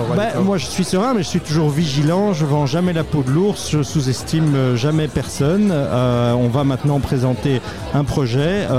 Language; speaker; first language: French; native; French